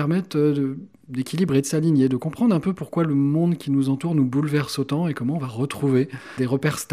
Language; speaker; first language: French; native; French